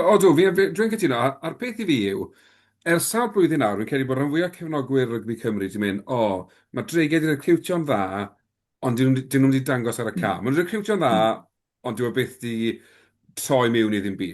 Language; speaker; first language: Welsh; native; Welsh